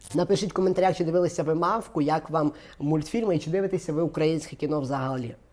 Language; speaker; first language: Ukrainian; non-native, local second language; Russian